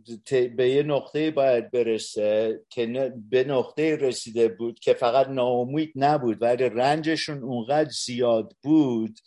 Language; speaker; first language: Persian; early bilingual, heritage; Persian